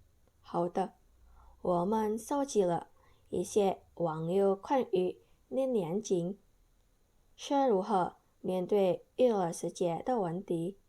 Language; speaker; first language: Chinese; non-native, learner; Indonesian